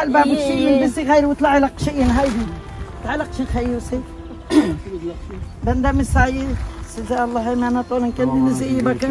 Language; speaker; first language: Turkish; non-native, local second language; Arabic